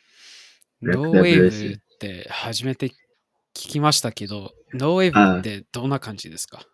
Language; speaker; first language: Japanese; non-native, fluent; English